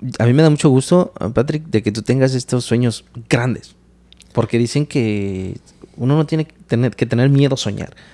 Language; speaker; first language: Spanish; native; Spanish